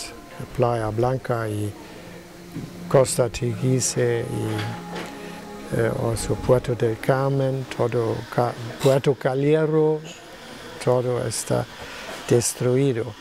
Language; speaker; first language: Spanish; non-native, learner; German